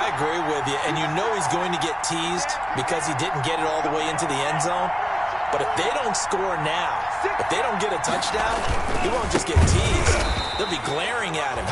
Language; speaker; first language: English; native; English